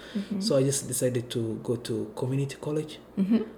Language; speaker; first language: English; non-native, local second language; Somali